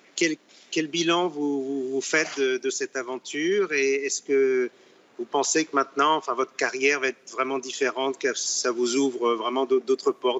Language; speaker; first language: French; native; French